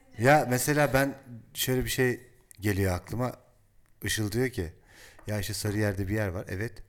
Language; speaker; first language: Turkish; native; Turkish